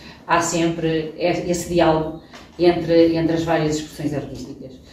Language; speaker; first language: Portuguese; native; Portuguese